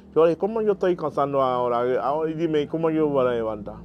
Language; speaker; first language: Spanish; non-native, learner; Haitian Creole